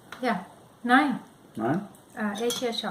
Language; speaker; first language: English; non-native, learner; Thai